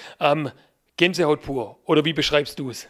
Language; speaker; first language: German; native; German